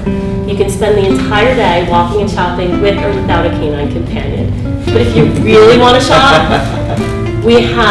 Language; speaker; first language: English; native; English